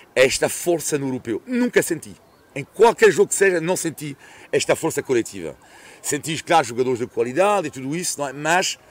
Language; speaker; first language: Portuguese; non-native, fluent; French